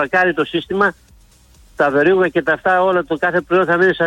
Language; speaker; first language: Greek; native; Greek